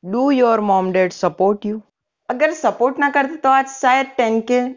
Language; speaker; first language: Hindi; non-native, local second language; Gujarati